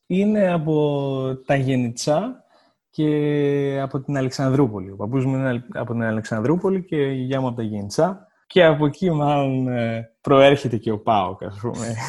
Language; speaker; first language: Greek; native; Greek